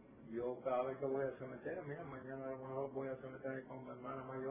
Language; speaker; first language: Spanish; native; Spanish